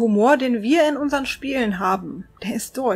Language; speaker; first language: German; native; German